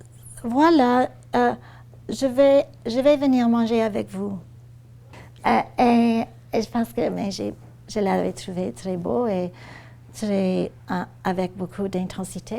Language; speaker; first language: French; non-native, fluent; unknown